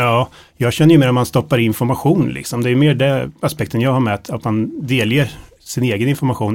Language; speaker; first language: Swedish; native; Swedish